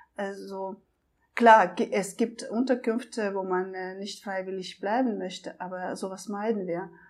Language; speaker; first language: German; non-native, fluent; Russian